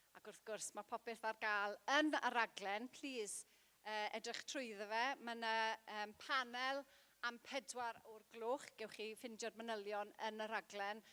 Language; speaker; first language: Welsh; non-native, local second language; English